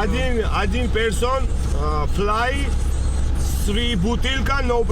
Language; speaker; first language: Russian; non-native, learner; Georgian